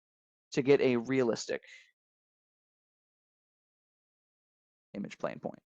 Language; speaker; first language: English; native; English